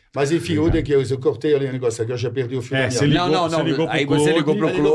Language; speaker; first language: Portuguese; non-native, fluent; French